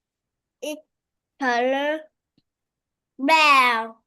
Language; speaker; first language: English; non-native, learner; Vietnamese